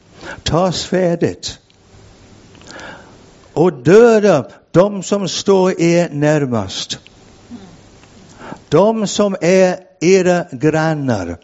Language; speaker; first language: Swedish; non-native, fluent; English